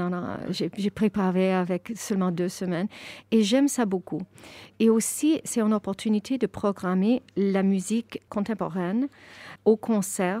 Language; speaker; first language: French; non-native, fluent; English